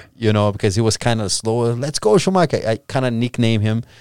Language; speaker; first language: English; non-native, fluent; Portuguese